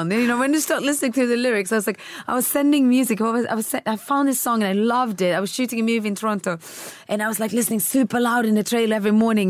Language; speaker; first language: English; early bilingual, other home language; Swedish